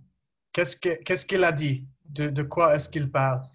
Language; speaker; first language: French; non-native, learner; English